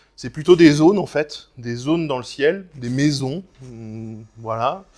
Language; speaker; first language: French; native; French